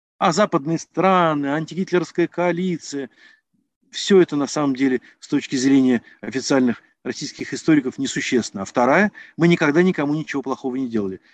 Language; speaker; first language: Russian; native; Russian